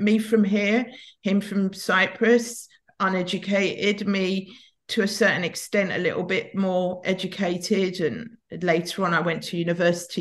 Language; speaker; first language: English; native; English